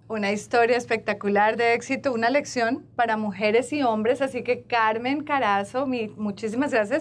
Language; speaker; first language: Spanish; native; Spanish